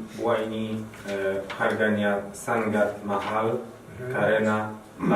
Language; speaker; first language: Indonesian; non-native, learner; Polish